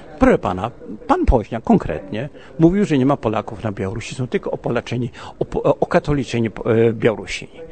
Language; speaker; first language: Polish; early bilingual, heritage; Polish